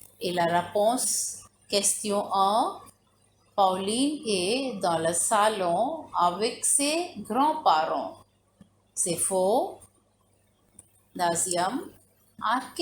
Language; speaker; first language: French; non-native, fluent; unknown